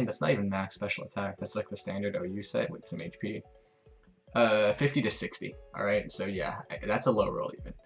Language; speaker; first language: English; native; English